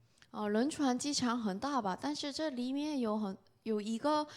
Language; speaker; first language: Chinese; non-native, fluent; Korean